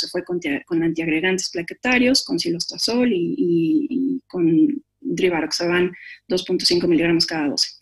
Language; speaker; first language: Spanish; native; Spanish